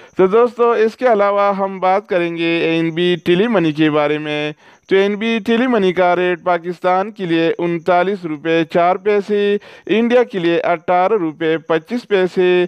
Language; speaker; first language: Urdu; non-native, local second language; Pashto